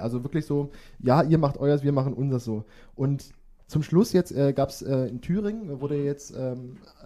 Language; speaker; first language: German; native; German